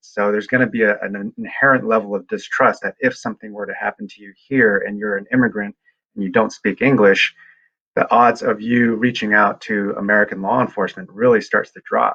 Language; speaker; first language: English; early bilingual, other home language; Chinese